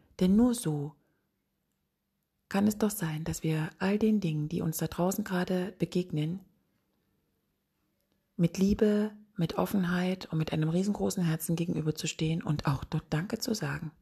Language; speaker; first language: German; native; German